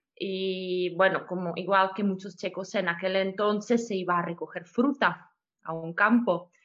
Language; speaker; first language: Spanish; non-native, fluent; Czech